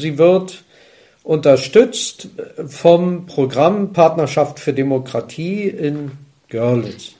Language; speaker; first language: German; native; German